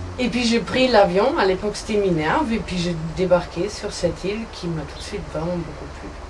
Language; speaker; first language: French; non-native, fluent; German